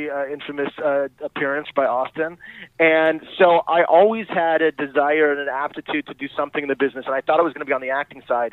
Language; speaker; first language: English; native; English